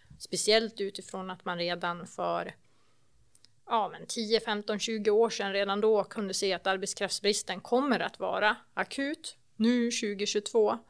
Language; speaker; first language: Swedish; native; Swedish